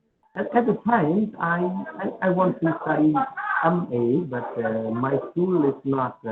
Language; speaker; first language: English; non-native, learner; Khmer